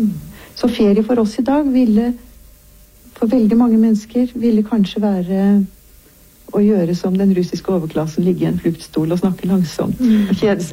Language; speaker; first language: Norwegian; native; Norwegian